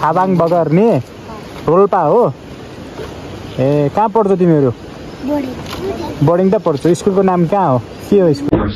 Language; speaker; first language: Nepali; native; Nepali